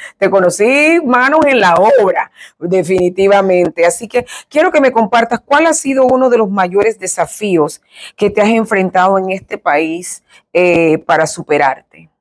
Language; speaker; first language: Spanish; native; Spanish